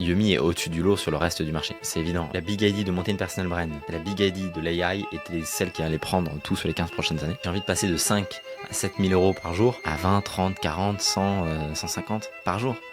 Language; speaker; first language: French; native; French